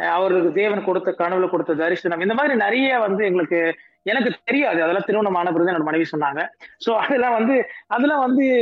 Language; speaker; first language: Tamil; native; Tamil